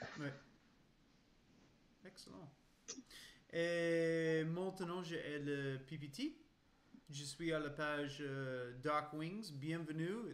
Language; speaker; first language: French; non-native, learner; English